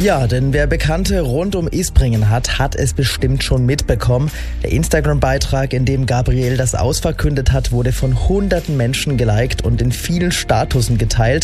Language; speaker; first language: German; native; German